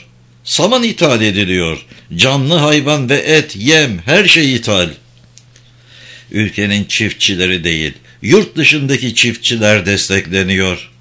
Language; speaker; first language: Turkish; native; Turkish